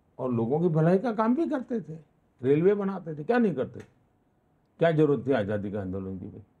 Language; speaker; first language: Hindi; non-native, local second language; Gujarati